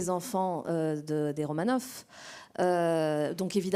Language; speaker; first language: French; native; French